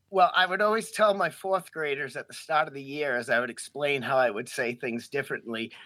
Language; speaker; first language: English; native; English